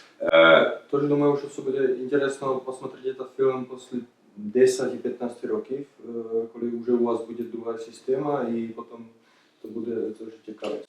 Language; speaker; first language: Ukrainian; non-native, learner; Czech